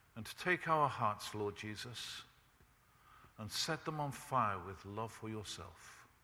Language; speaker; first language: English; native; English